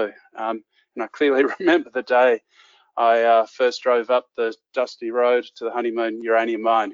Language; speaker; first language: English; native; English